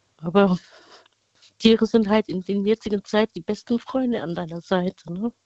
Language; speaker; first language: German; early bilingual, other home language; Vietnamese